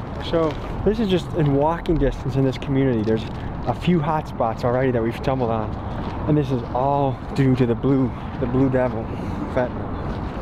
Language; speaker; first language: English; native; English